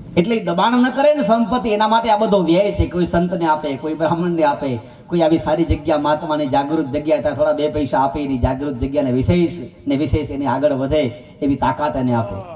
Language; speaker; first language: Gujarati; non-native, local second language; Kachhi